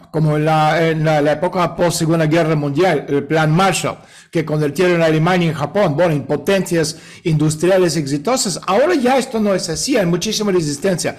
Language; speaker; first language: Spanish; non-native, fluent; Russian